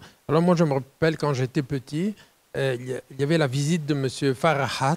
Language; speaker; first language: French; non-native, fluent; Italian